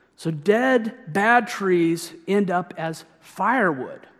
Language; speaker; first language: English; native; English